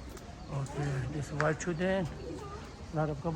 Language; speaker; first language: English; non-native, learner; Tibetan